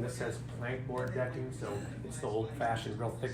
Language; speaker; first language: English; native; English